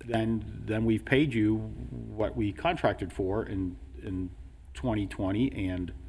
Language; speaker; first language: English; native; English